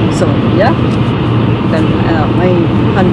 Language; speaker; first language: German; non-native, learner; Filipino